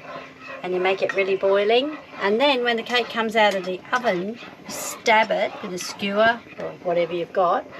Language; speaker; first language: English; native; English